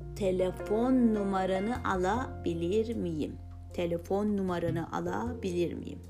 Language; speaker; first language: English; non-native, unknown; Turkish